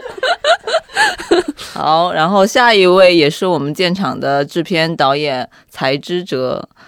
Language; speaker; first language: Chinese; native; Chinese